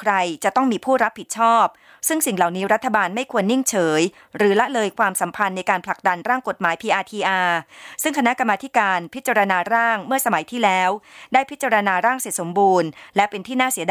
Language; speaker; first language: Thai; native; Thai